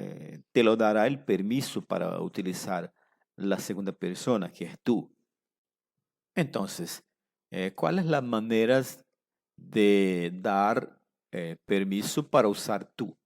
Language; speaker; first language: Spanish; non-native, fluent; Portuguese